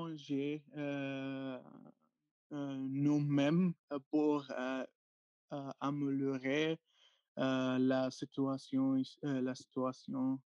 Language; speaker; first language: French; non-native, learner; Arabic